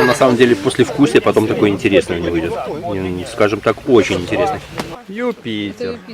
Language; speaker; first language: Russian; native; Russian